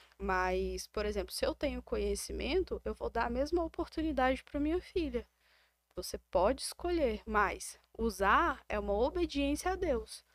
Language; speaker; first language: Portuguese; native; Portuguese